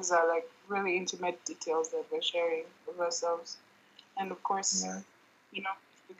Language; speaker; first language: English; non-native, local second language; Kinyarwanda